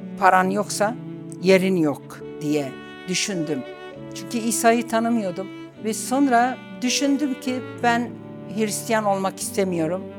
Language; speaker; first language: Turkish; non-native, local second language; Arabic